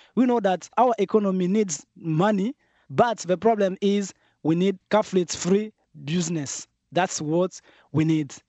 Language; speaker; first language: English; non-native, fluent; French